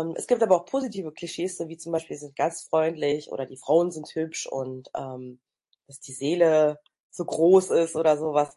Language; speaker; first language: German; early bilingual, other home language; Russian